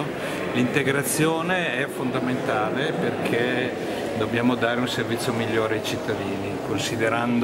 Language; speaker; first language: Italian; native; Italian